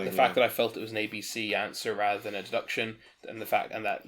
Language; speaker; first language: English; native; English